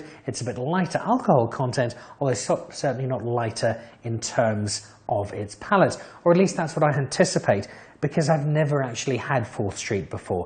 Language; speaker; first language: English; native; English